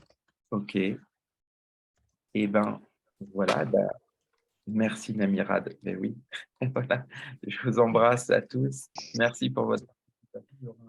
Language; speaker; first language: French; native; French